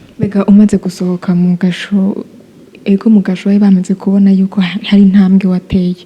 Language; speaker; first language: Rundi; native; Rundi